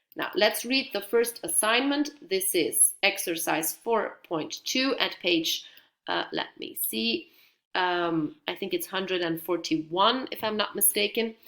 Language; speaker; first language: English; non-native, fluent; Dutch